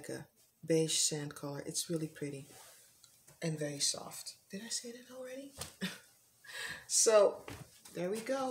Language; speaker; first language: English; non-native, fluent; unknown